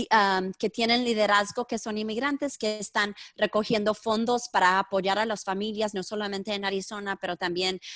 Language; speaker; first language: Spanish; early bilingual, heritage; Spanish